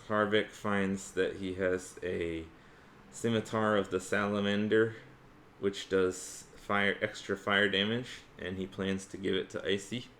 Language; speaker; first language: English; native; English